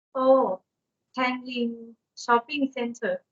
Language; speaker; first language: English; non-native, learner; Thai